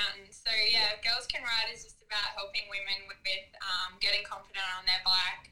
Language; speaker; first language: English; native; English